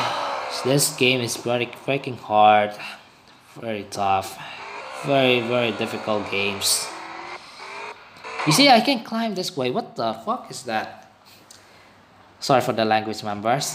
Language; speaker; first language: English; non-native, learner; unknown